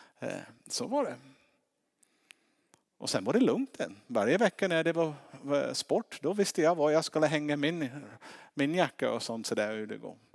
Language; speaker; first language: Swedish; non-native, fluent; English